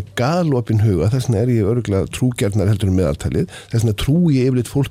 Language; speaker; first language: Icelandic; native; Icelandic